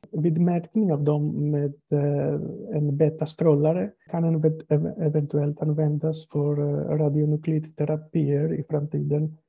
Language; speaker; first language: Swedish; non-native, fluent; Greek